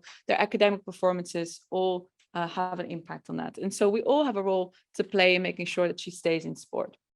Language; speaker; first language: English; non-native, fluent; Dutch